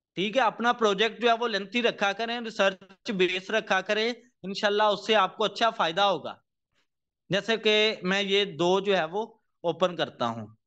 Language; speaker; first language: Urdu; native; Urdu